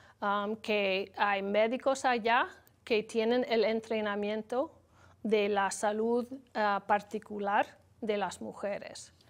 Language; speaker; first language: Spanish; non-native, learner; English